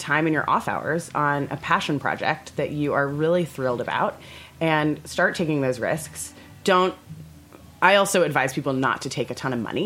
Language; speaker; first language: English; native; English